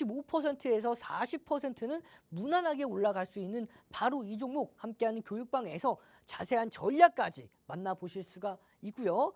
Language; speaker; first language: Korean; native; Korean